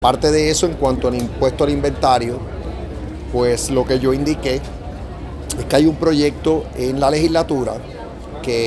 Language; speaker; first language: Spanish; native; Spanish